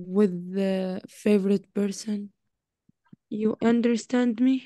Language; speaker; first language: English; non-native, learner; Arabic